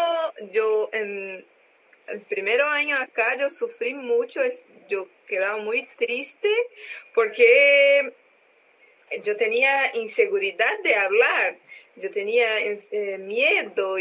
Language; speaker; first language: Spanish; non-native, learner; Portuguese